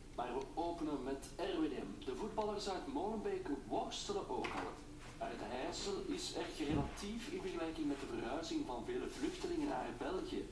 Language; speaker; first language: Dutch; native; Dutch